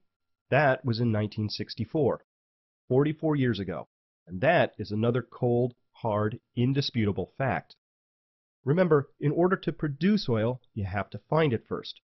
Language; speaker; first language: English; native; English